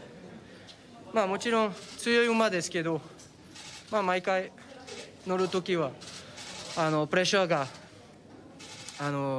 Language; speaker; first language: Japanese; non-native, fluent; French